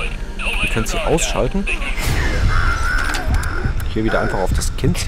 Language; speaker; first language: German; native; German